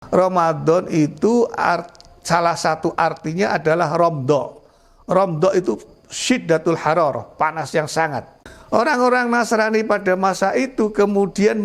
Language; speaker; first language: Indonesian; native; Indonesian